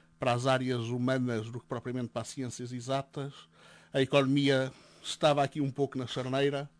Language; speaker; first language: Portuguese; native; Portuguese